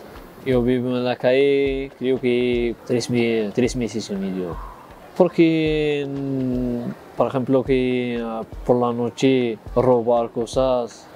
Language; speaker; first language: Spanish; non-native, learner; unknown